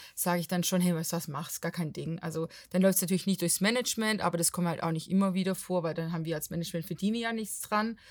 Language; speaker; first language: German; non-native, fluent; Portuguese